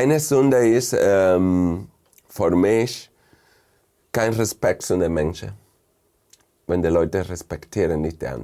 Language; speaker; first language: German; non-native, fluent; Spanish